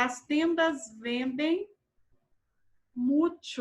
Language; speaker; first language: Spanish; non-native, fluent; Portuguese